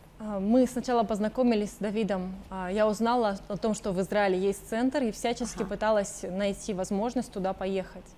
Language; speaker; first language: Russian; native; Russian